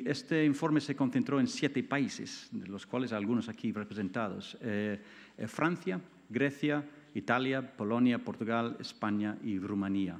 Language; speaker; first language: Spanish; non-native, fluent; English